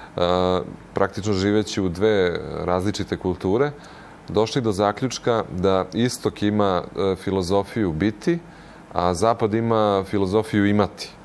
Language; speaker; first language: Croatian; native; Croatian